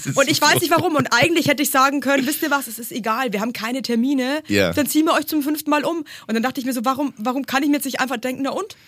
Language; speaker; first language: German; native; German